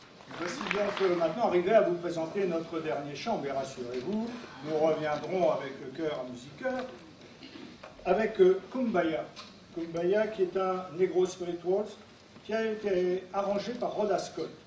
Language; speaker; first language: French; native; French